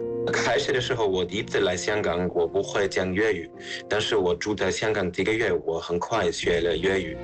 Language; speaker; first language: Chinese; non-native, fluent; German